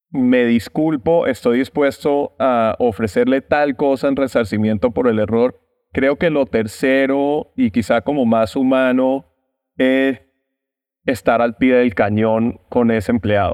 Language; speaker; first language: Spanish; non-native, fluent; English